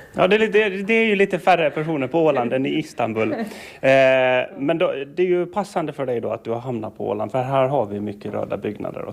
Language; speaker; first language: Swedish; native; Swedish